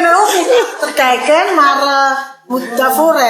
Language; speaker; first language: Dutch; non-native, learner; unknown